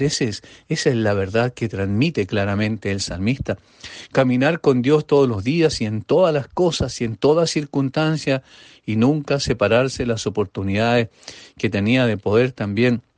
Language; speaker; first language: Spanish; native; Spanish